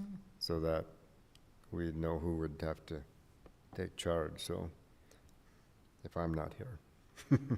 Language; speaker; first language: English; native; English